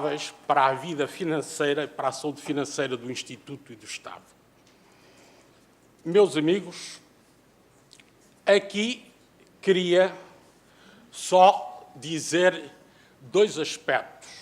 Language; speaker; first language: Portuguese; native; Portuguese